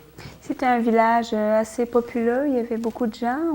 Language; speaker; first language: French; native; French